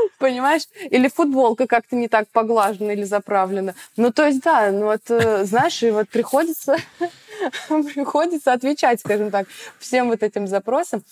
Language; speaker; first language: Russian; native; Russian